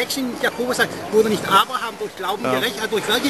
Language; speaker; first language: German; native; German